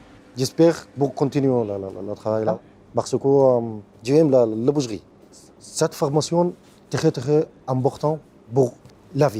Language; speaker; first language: French; non-native, learner; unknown